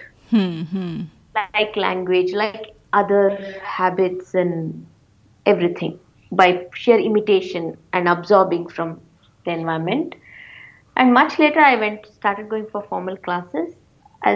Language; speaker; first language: English; non-native, local second language; Tamil